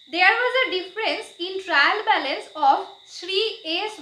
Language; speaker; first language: English; non-native, local second language; Bangla